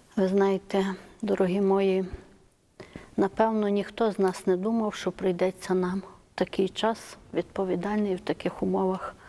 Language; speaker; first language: Ukrainian; native; Ukrainian